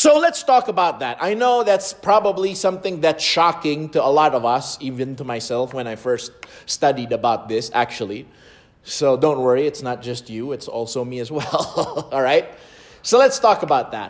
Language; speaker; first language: English; non-native, local second language; Filipino